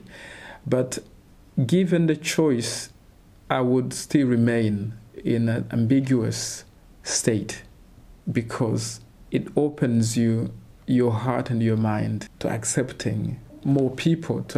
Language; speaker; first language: English; non-native, local second language; Kinyarwanda